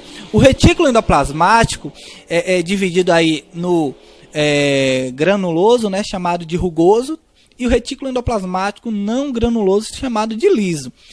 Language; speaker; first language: Portuguese; native; Portuguese